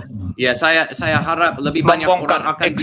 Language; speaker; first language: Indonesian; non-native, learner; English